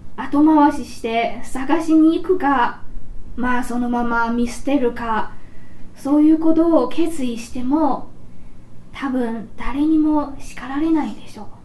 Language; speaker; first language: Japanese; non-native, fluent; Chinese